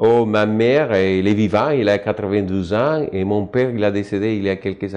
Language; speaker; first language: French; non-native, fluent; Spanish